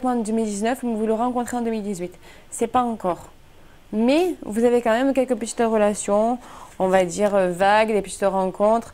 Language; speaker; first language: French; native; French